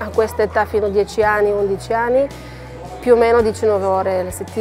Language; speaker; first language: Italian; non-native, learner; Bulgarian